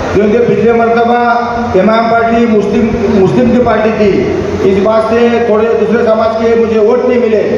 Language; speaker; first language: Hindi; native; Hindi